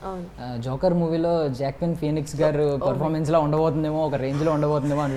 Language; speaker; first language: Telugu; native; Telugu